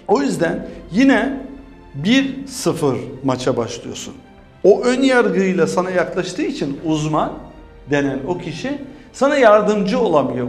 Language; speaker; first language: Turkish; early bilingual, heritage; Turkish